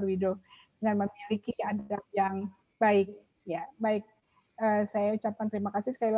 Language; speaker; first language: Indonesian; native; Indonesian